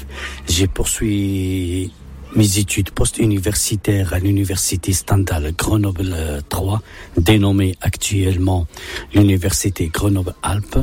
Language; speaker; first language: French; non-native, local second language; Arabic